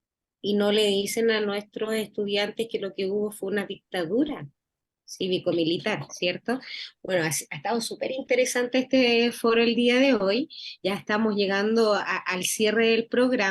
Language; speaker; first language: Spanish; native; Spanish